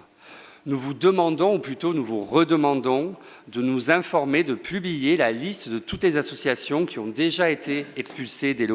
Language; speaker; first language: French; native; French